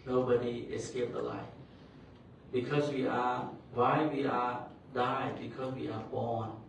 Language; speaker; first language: English; non-native, learner; Khmer